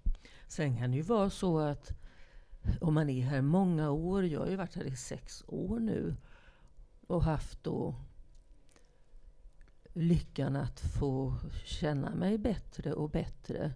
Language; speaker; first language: Swedish; native; Swedish